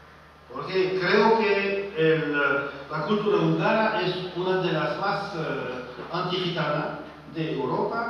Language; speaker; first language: Spanish; non-native, fluent; French